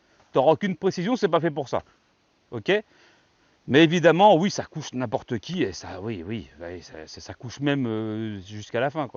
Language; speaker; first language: French; native; French